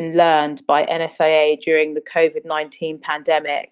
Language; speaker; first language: English; non-native, local second language; Akan